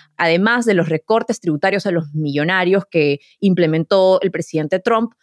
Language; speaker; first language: Spanish; native; Spanish